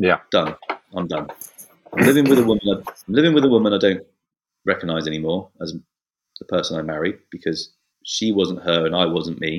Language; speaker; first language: English; native; English